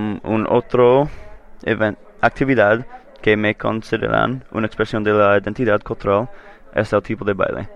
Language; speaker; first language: Spanish; non-native, learner; English